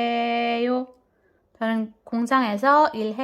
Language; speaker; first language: Korean; non-native, fluent; Filipino